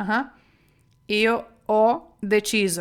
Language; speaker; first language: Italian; non-native, fluent; Ukrainian